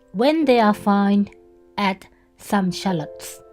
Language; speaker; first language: English; non-native, fluent; Thai